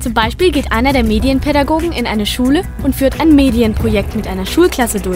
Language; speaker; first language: German; native; German